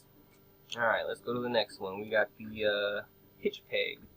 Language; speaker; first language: English; native; English